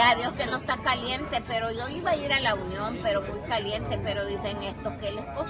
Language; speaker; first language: Spanish; native; Spanish